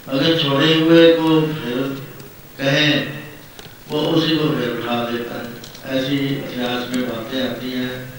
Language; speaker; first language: Hindi; non-native, local second language; Punjabi